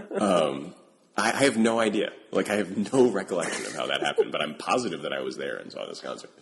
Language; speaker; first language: English; native; English